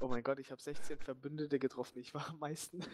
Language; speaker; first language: German; native; German